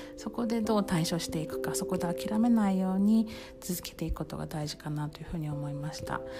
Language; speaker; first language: Japanese; native; Japanese